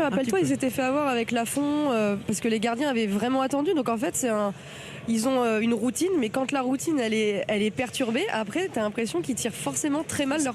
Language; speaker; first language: French; native; French